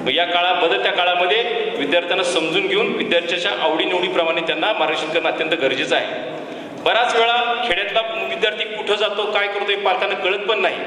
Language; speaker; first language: Marathi; native; Marathi